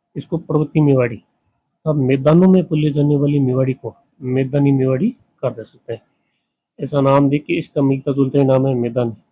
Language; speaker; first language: Hindi; native; Hindi